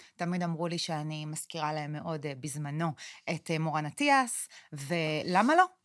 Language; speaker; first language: Hebrew; native; Hebrew